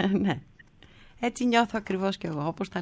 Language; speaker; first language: Greek; native; Greek